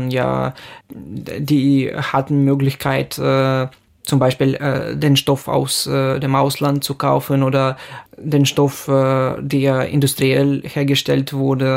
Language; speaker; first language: German; non-native, fluent; Ukrainian